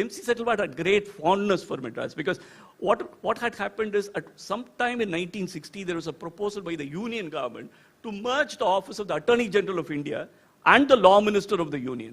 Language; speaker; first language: English; non-native, local second language; Tamil